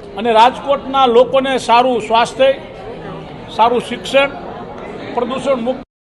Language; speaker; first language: Gujarati; native; Gujarati